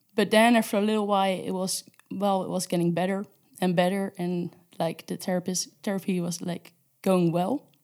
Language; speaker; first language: English; non-native, fluent; Dutch